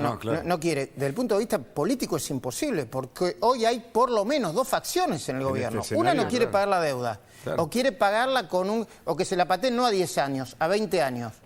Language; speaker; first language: Spanish; native; Spanish